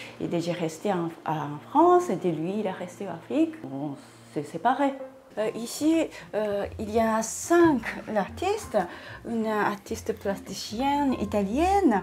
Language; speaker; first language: French; non-native, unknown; Japanese